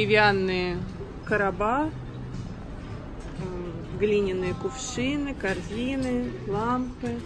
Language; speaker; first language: Russian; native; Russian